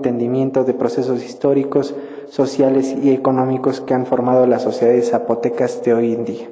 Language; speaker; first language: Spanish; native; Spanish